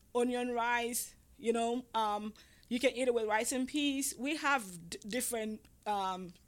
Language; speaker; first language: English; non-native, local second language; Ga